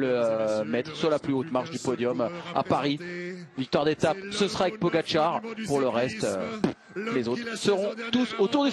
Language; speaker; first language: French; native; French